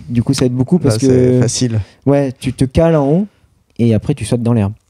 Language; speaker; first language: French; native; French